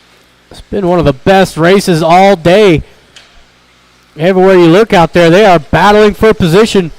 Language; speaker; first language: English; native; English